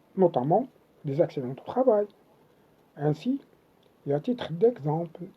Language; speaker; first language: French; non-native, local second language; Arabic